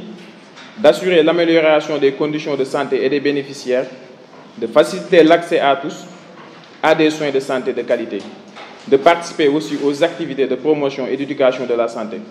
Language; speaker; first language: French; non-native, local second language; Wolof